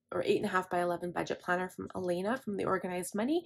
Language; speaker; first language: English; native; English